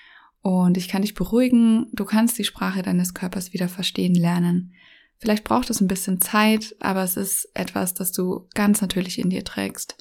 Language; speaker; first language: German; native; German